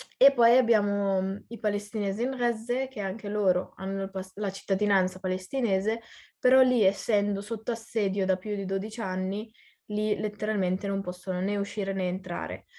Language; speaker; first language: Italian; early bilingual, other home language; Arabic